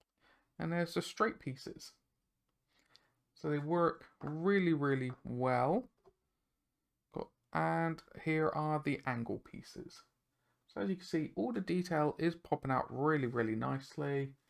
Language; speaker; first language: English; native; English